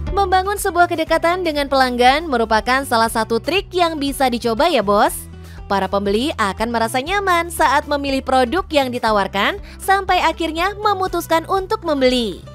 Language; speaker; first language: Indonesian; native; Indonesian